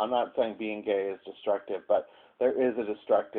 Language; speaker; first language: English; native; English